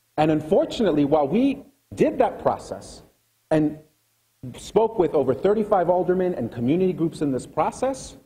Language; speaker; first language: English; early bilingual, other home language; Spanish